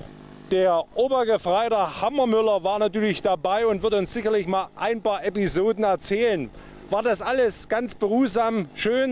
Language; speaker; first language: German; native; German